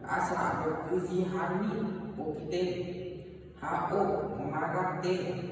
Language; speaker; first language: Japanese; non-native, learner; Vietnamese